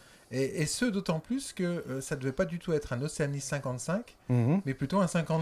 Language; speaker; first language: French; native; French